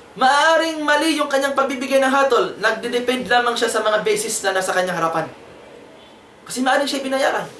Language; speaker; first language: Filipino; non-native, local second language; Cebuano